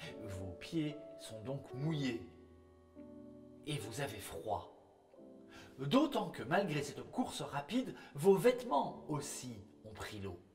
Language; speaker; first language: French; native; French